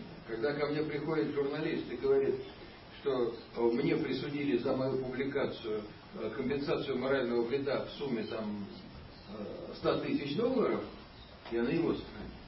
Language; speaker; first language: Russian; native; Russian